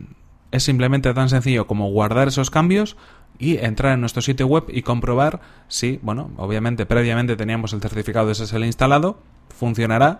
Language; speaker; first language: Spanish; native; Spanish